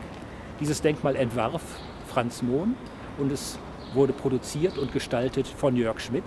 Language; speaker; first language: German; native; German